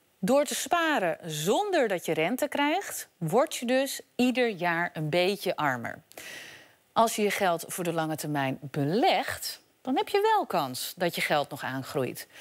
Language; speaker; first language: Dutch; native; Dutch